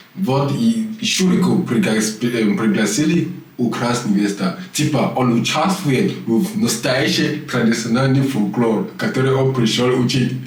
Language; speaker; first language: Russian; non-native, learner; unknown